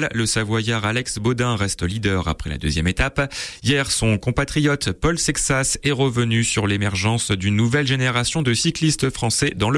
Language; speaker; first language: French; native; French